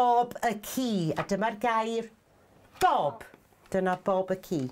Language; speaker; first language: Welsh; native; Welsh